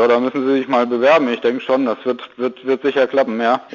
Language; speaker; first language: German; native; German